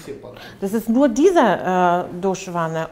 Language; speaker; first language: German; non-native, fluent; Russian